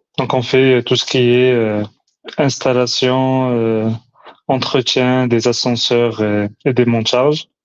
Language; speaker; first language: French; early bilingual, other home language; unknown